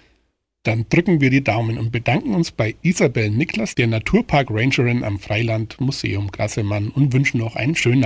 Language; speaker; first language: German; native; German